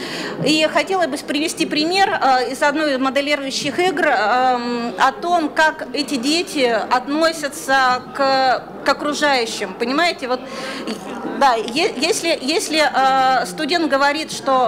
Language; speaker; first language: Russian; native; Russian